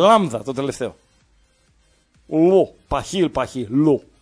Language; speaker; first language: Greek; native; Greek